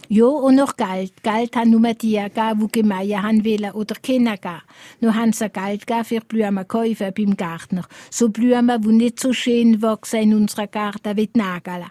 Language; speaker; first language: German; non-native, local second language; Swiss German